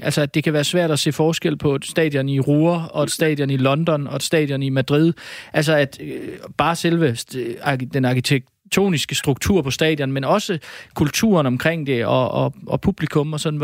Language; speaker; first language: Danish; native; Danish